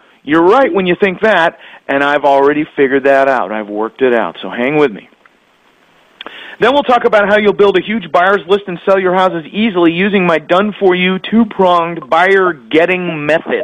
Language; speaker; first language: English; native; English